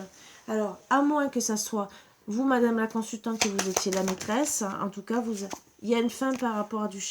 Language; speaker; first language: French; native; French